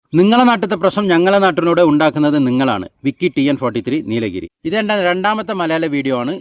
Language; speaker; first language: Malayalam; non-native, local second language; Tamil